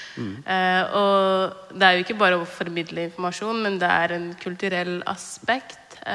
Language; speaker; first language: Norwegian; early bilingual, other home language; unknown